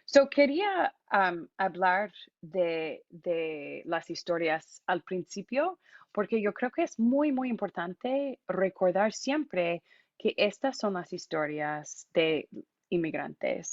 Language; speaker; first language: Spanish; non-native, fluent; English